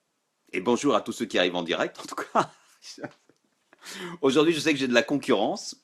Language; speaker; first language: French; native; French